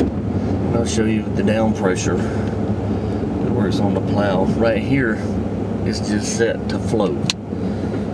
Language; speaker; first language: English; native; English